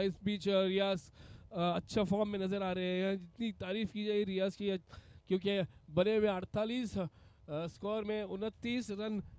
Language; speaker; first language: Hindi; non-native, local second language; Kannada